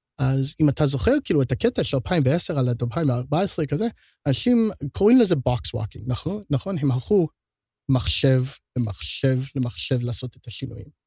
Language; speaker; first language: Hebrew; early bilingual, heritage; Hebrew